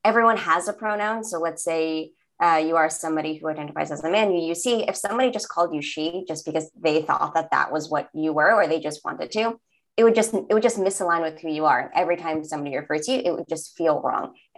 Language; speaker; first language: English; native; English